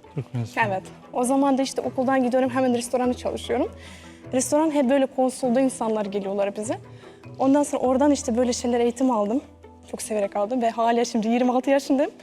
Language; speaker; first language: Turkish; non-native, fluent; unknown